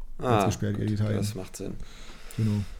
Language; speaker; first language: German; native; German